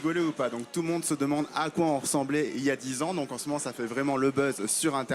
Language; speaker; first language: French; native; French